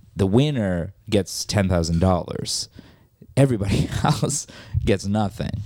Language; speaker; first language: English; native; English